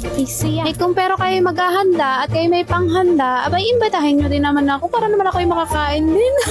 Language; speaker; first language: Filipino; native; Filipino